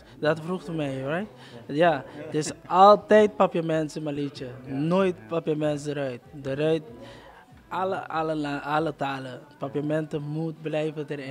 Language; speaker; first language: Dutch; non-native, local second language; Papiamento